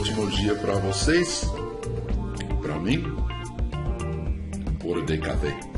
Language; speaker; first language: Portuguese; non-native, learner; English